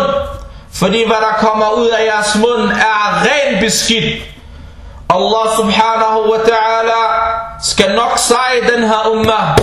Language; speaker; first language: Danish; non-native, fluent; Arabic